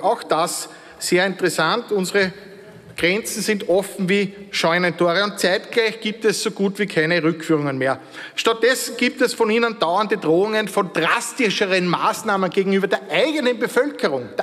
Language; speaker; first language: German; native; German